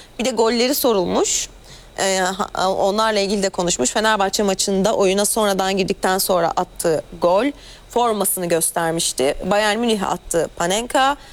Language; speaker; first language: Turkish; native; Turkish